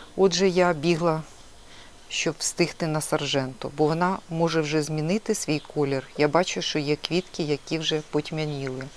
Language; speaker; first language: Ukrainian; non-native, local second language; Russian